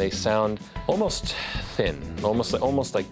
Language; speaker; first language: English; native; English